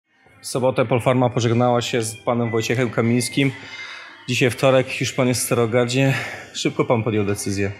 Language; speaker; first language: Polish; native; Polish